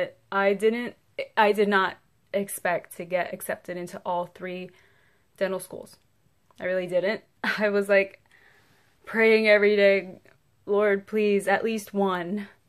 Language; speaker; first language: English; early bilingual, other home language; Spanish